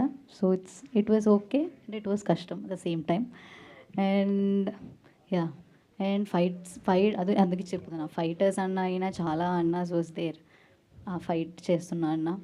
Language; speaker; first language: Telugu; non-native, learner; Malayalam